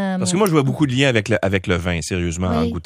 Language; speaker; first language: French; native; French